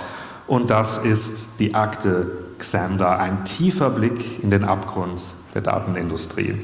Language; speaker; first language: German; native; German